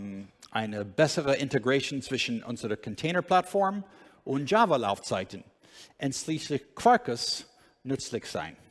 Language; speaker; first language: German; non-native, learner; English